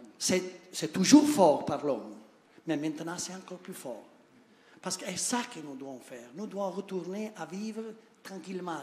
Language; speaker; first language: French; non-native, learner; Italian